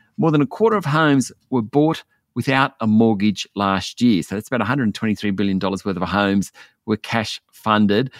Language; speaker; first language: English; native; English